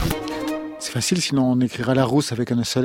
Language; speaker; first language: French; native; French